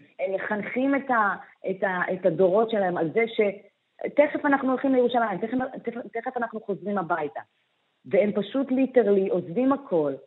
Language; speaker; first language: Hebrew; early bilingual, other home language; Amharic